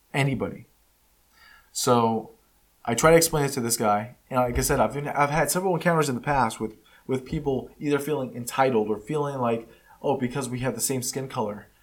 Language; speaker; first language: English; early bilingual, other home language; Spanish